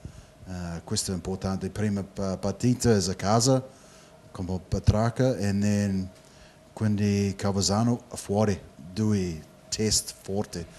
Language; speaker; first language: Italian; non-native, learner; English